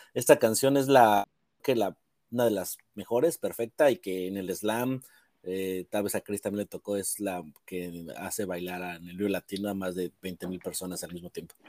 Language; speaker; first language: Spanish; native; Spanish